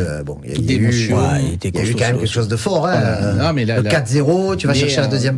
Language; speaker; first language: French; native; French